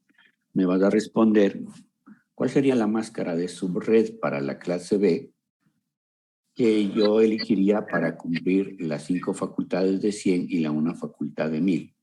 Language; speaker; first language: Spanish; native; Spanish